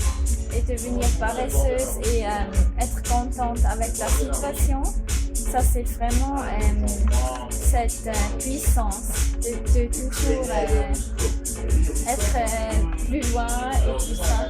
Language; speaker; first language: French; non-native, fluent; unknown